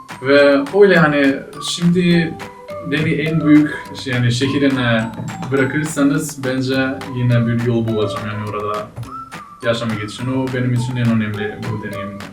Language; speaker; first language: Turkish; non-native, fluent; Macedonian